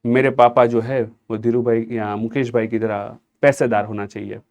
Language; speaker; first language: Hindi; non-native, local second language; Gujarati